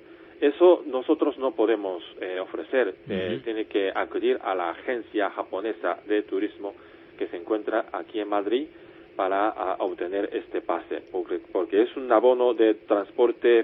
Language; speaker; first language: Spanish; non-native, fluent; Japanese